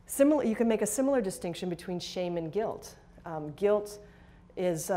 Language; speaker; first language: English; native; English